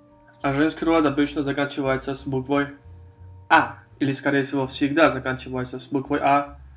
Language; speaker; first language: Russian; non-native, fluent; Spanish